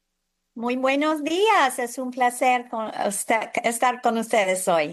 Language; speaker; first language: Spanish; non-native, fluent; English